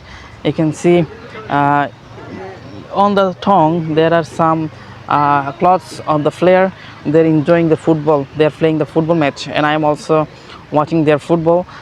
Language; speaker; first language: English; non-native, learner; Bangla